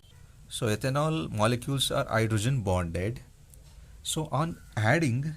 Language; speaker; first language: English; non-native, local second language; Kannada